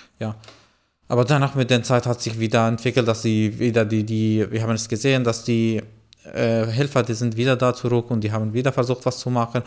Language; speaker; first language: German; non-native, fluent; Arabic